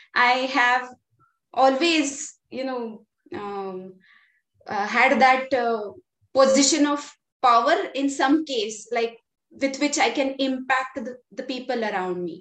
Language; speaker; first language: English; non-native, local second language; Marathi